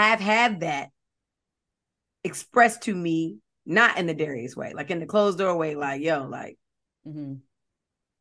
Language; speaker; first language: English; native; English